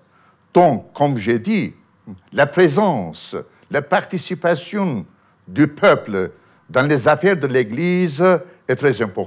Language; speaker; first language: French; non-native, fluent; Armenian